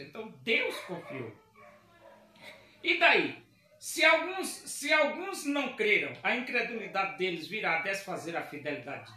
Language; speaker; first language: Portuguese; native; Portuguese